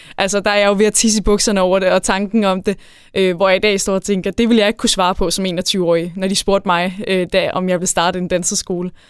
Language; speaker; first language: Danish; native; Danish